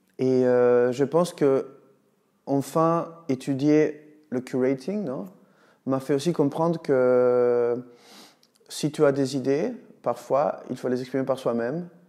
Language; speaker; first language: French; non-native, fluent; Italian